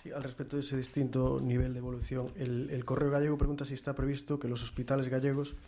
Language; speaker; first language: Spanish; native; Spanish